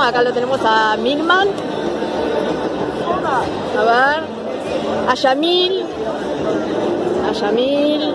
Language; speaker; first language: Spanish; native; Spanish